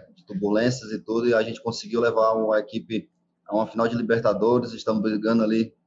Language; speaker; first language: Portuguese; native; Portuguese